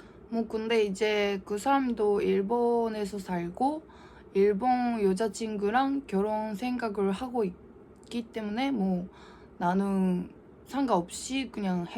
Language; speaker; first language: Korean; non-native, learner; Japanese